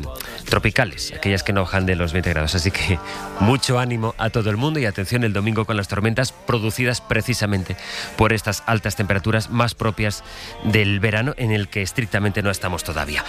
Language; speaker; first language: Spanish; native; Spanish